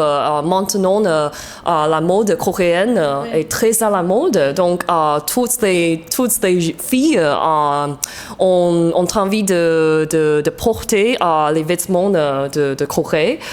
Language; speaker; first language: French; non-native, learner; Chinese